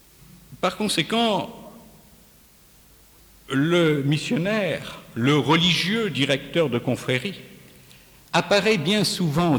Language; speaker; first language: French; native; French